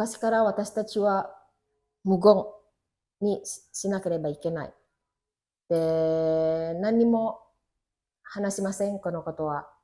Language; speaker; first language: Japanese; non-native, fluent; Indonesian